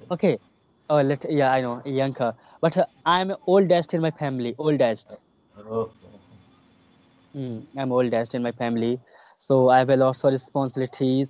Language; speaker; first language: English; non-native, learner; Hindi